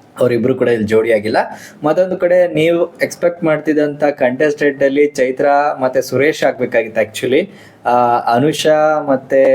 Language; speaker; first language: Kannada; native; Kannada